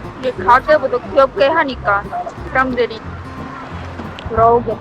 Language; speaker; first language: Korean; non-native, learner; Khmer